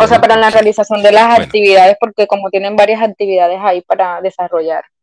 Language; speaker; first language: Spanish; native; Spanish